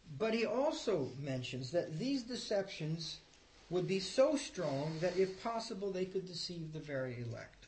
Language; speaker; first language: English; native; English